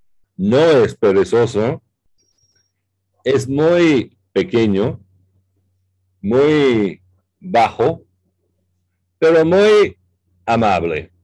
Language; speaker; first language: Spanish; non-native, learner; English